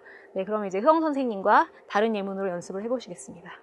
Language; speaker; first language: Korean; native; Korean